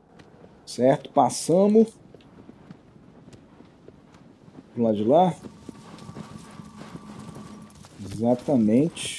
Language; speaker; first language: Portuguese; native; Portuguese